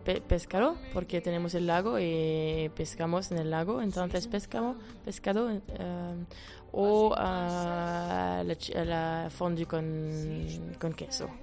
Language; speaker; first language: Spanish; non-native, fluent; French